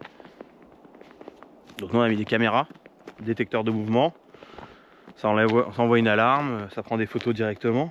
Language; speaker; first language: French; native; French